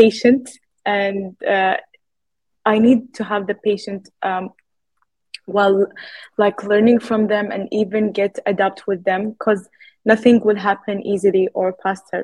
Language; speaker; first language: English; non-native, fluent; Arabic